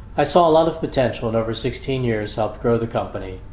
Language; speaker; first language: English; native; English